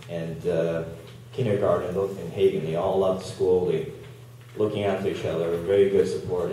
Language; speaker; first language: English; non-native, learner; Chinese